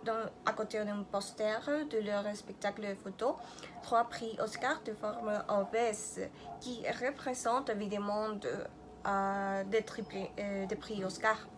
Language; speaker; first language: French; non-native, learner; Spanish